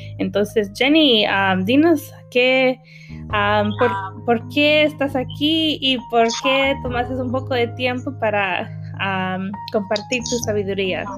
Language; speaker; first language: Spanish; early bilingual, heritage; Spanish